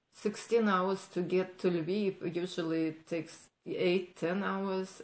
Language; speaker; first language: English; non-native, fluent; Ukrainian